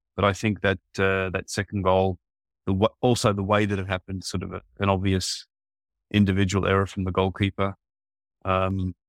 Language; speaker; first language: English; native; English